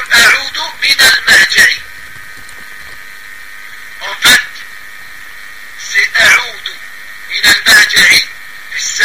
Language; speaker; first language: Arabic; non-native, fluent; French